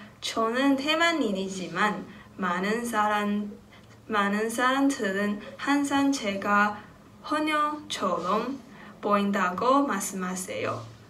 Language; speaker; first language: Korean; non-native, learner; Chinese